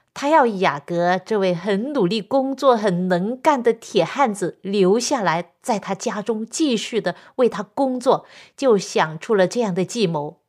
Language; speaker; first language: Chinese; non-native, local second language; Cantonese